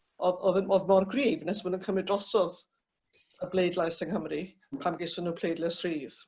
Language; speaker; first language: Welsh; native; Welsh